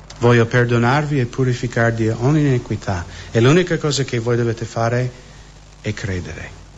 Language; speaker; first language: Italian; non-native, fluent; English